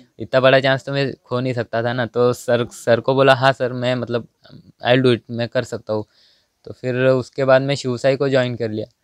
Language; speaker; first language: Hindi; non-native, local second language; Marathi